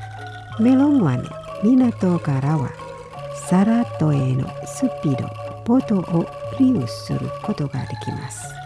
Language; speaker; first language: Japanese; non-native, fluent; Indonesian